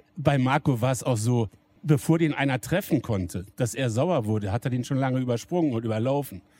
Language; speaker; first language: German; native; German